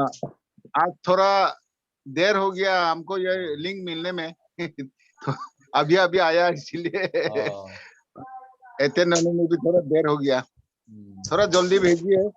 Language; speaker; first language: Hindi; non-native, local second language; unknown